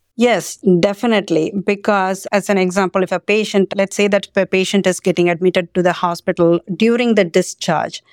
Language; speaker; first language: English; non-native, local second language; Tamil